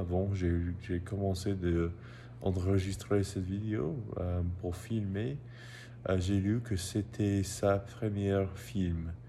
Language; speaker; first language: French; non-native, learner; English